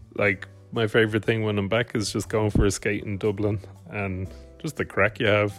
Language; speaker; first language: English; native; English